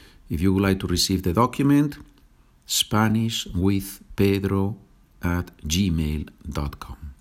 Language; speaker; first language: English; non-native, fluent; Spanish